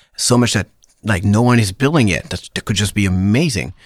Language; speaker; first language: English; non-native, fluent; French